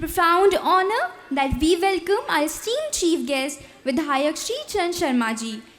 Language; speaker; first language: English; non-native, local second language; Hindi